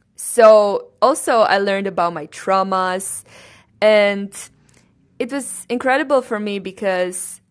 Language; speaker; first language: English; non-native, fluent; Romanian